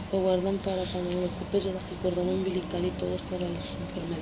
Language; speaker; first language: Spanish; native; Spanish